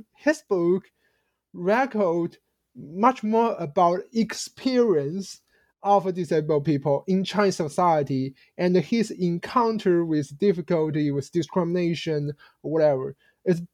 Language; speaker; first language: English; non-native, fluent; Chinese